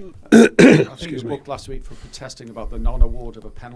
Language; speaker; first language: English; native; English